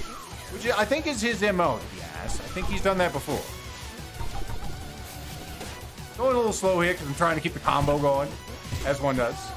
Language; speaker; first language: English; native; English